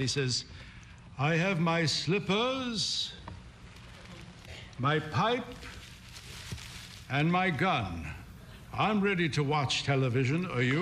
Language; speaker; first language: English; native; English